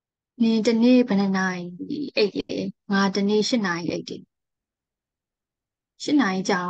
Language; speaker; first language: Chinese; non-native, learner; Burmese